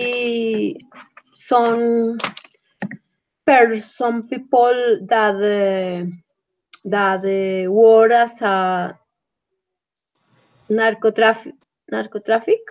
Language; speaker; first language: English; non-native, learner; Spanish